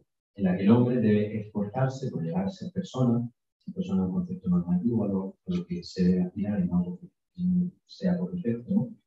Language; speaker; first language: Spanish; native; Spanish